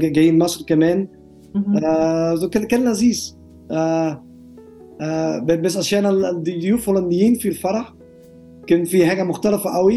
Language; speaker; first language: Arabic; non-native, learner; Dutch